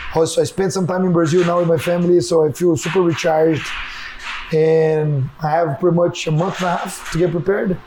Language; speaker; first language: English; non-native, fluent; Portuguese